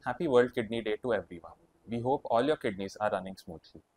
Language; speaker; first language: English; non-native, local second language; Kannada